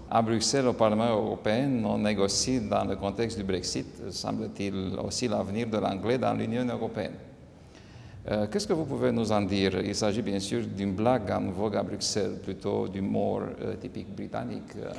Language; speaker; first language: French; non-native, fluent; Romanian